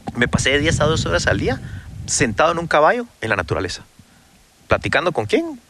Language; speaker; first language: Spanish; native; Spanish